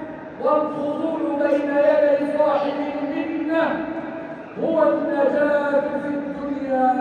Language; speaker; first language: Arabic; native; Arabic